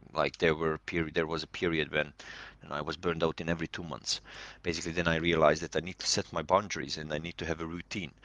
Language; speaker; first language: English; non-native, fluent; Hungarian